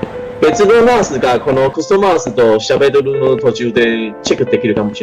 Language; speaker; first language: Japanese; non-native, learner; Chinese